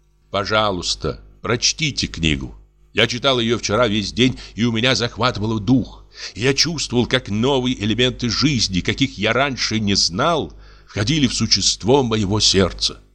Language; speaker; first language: Russian; native; Russian